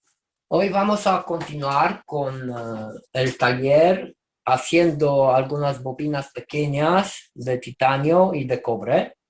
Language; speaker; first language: Spanish; non-native, fluent; Romanian